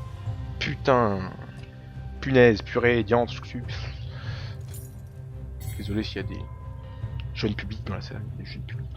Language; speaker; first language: French; native; French